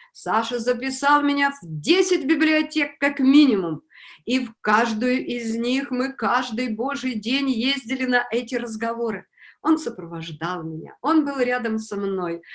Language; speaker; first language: Russian; native; Russian